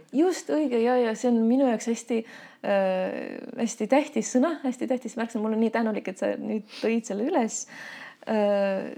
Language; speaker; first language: Estonian; non-native, local second language; Russian